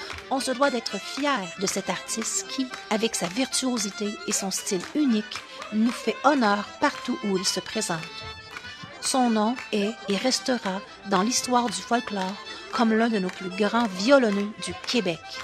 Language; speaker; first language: French; native; French